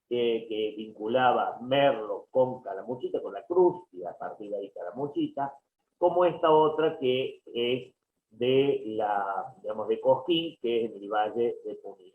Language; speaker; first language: Spanish; native; Spanish